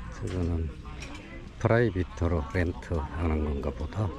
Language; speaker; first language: Korean; native; Korean